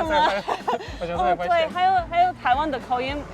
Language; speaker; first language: Chinese; non-native, fluent; English